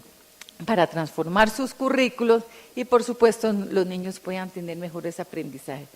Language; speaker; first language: Spanish; native; Spanish